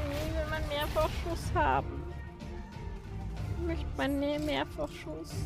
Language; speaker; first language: German; native; German